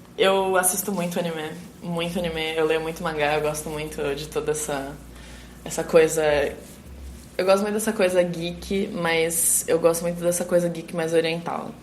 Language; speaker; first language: Portuguese; native; Portuguese